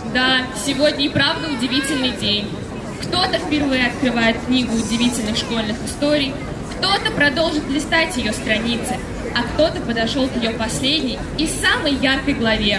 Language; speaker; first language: Russian; native; Russian